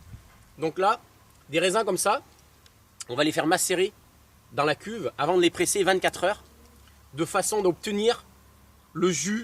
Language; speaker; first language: French; native; French